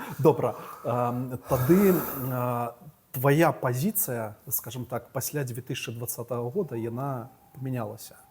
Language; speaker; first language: Belarusian; non-native, local second language; Russian